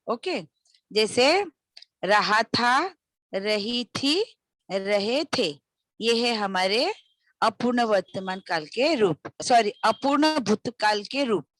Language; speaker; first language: Hindi; non-native, local second language; Marathi